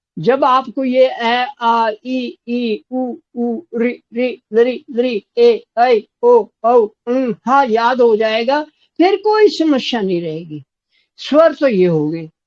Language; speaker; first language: Hindi; non-native, local second language; Marathi